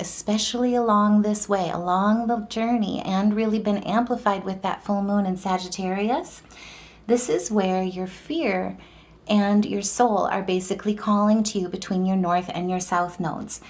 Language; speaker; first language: English; native; English